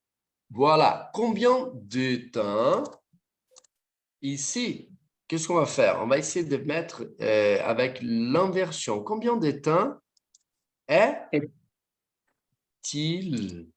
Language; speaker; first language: French; non-native, fluent; Portuguese